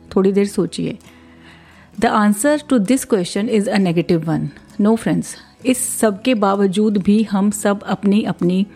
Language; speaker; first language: Hindi; native; Hindi